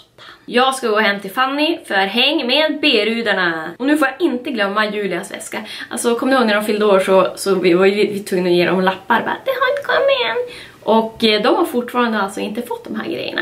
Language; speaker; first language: Swedish; native; Swedish